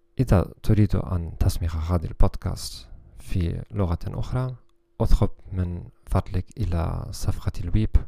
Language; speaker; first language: Arabic; non-native, learner; German